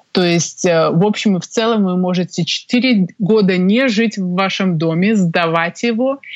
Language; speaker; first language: Russian; native; Russian